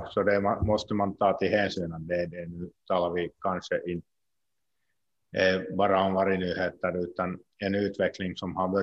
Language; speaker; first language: Swedish; non-native, local second language; Finnish